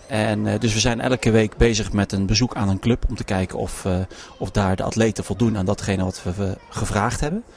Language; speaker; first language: Dutch; native; Dutch